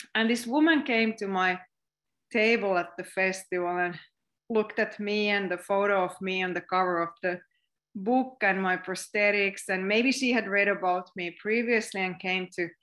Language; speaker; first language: English; non-native, fluent; Finnish